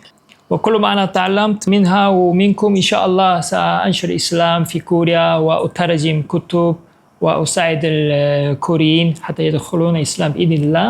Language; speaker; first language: Arabic; non-native, fluent; Korean